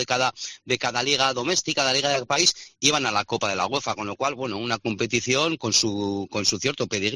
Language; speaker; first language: Spanish; native; Spanish